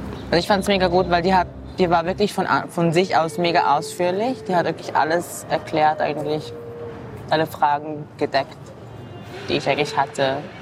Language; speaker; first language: German; early bilingual, other home language; Japanese